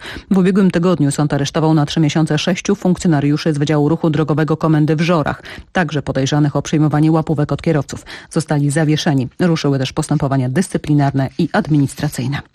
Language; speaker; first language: Polish; native; Polish